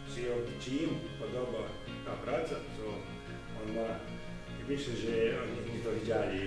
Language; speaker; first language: Polish; non-native, learner; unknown